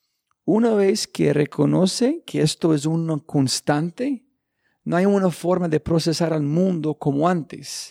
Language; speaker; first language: Spanish; non-native, learner; English